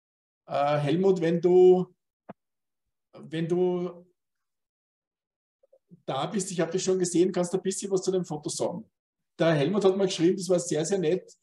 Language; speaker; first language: German; native; German